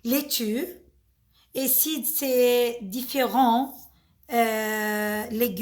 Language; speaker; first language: French; non-native, fluent; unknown